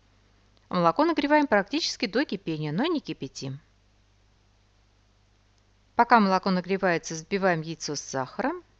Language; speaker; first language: Russian; native; Russian